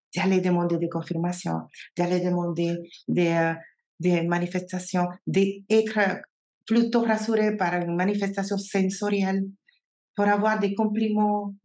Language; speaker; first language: French; non-native, fluent; Spanish